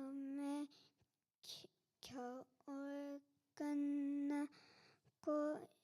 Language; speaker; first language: Korean; early bilingual, heritage; Korean